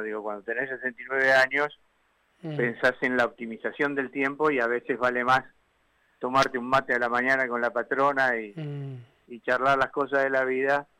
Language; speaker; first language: Spanish; native; Spanish